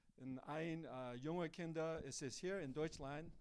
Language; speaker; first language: German; non-native, learner; English